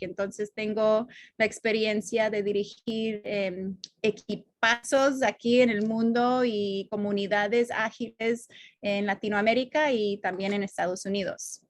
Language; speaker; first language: Spanish; non-native, fluent; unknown